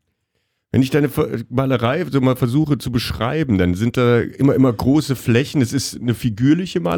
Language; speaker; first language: German; native; German